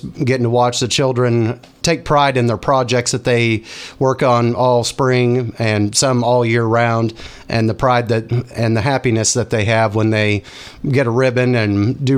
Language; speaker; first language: English; native; English